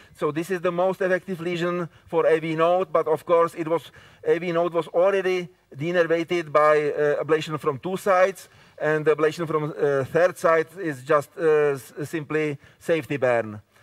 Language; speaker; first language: English; non-native, fluent; Czech